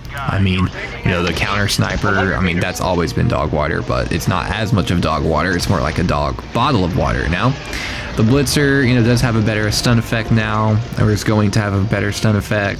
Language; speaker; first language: English; native; English